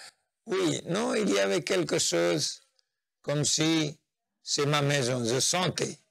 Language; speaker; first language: French; non-native, fluent; Nepali